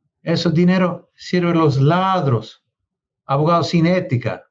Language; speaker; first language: Spanish; non-native, learner; English